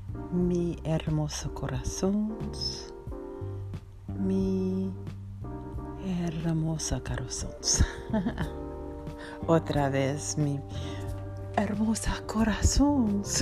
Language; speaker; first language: Spanish; non-native, learner; English